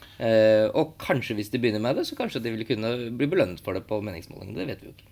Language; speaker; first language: Norwegian; native; Norwegian